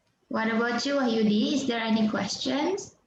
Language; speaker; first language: English; non-native, fluent; Indonesian